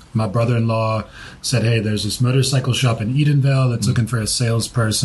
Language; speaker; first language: English; native; English